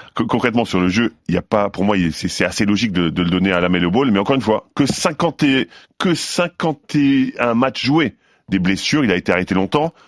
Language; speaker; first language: French; native; French